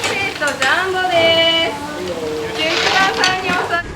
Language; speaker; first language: Japanese; native; Japanese